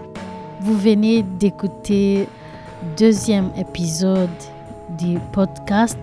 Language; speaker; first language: French; non-native, learner; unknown